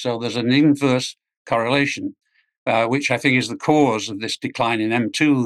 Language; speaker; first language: English; native; English